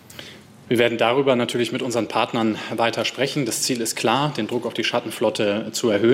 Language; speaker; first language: German; native; German